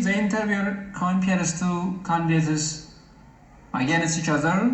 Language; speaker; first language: English; non-native, local second language; Amharic